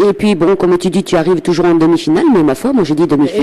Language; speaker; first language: French; native; French